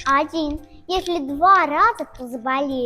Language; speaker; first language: Russian; non-native, local second language; Tajik